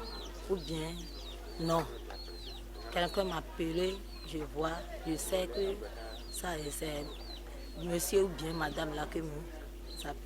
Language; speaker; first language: French; non-native, learner; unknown